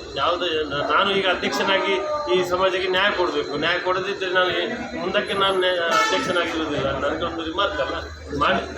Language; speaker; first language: Kannada; non-native, local second language; Tulu